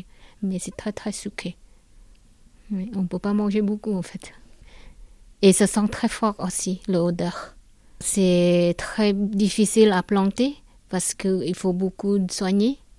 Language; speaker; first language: French; non-native, learner; Khmer